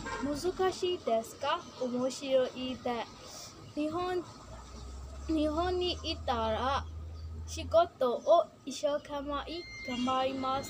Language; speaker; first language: Japanese; non-native, learner; Burmese